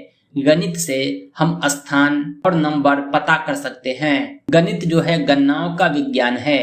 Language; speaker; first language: Hindi; native; Hindi